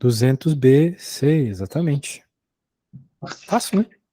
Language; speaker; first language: Portuguese; native; Portuguese